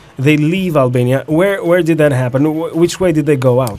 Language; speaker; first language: English; non-native, fluent; Albanian